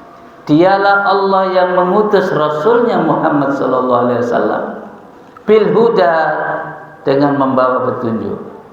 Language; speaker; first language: Indonesian; native; Indonesian